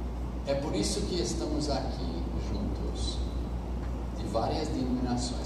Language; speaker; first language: Portuguese; non-native, fluent; English